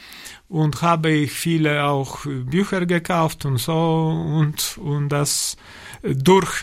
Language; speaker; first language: German; non-native, learner; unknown